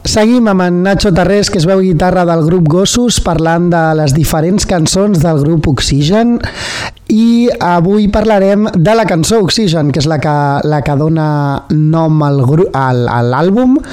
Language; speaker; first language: Catalan; native; Catalan